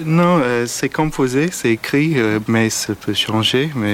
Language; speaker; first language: French; non-native, learner; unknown